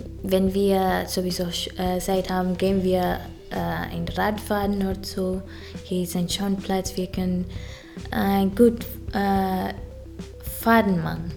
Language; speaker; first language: German; non-native, learner; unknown